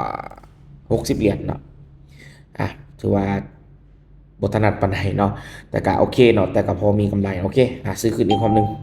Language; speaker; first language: Thai; non-native, local second language; Northeastern Thai